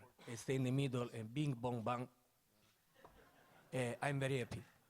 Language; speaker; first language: English; non-native, learner; Italian